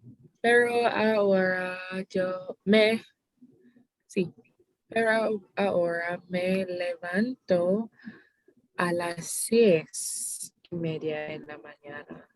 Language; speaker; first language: Spanish; non-native, learner; English